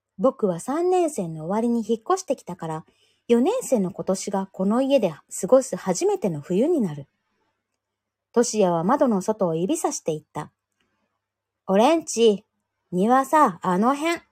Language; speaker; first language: Japanese; native; Japanese